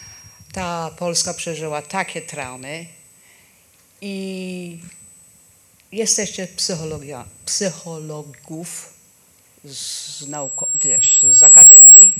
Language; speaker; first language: Polish; non-native, fluent; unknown